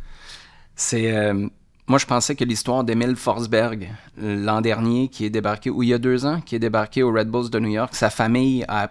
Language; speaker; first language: French; native; French